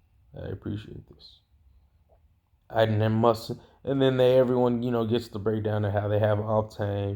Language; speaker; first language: English; native; English